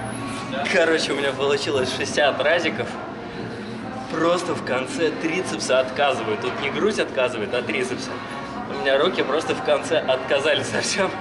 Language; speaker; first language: Russian; native; Russian